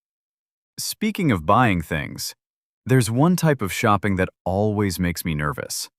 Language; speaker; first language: English; native; English